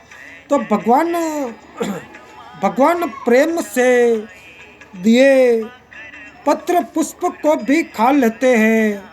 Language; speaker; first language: Hindi; native; Hindi